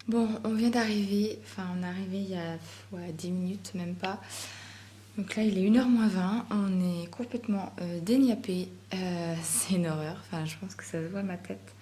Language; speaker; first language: French; native; French